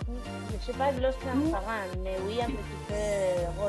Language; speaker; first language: French; non-native, fluent; Spanish